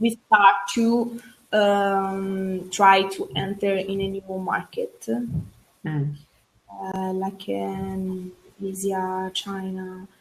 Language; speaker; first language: English; non-native, learner; Italian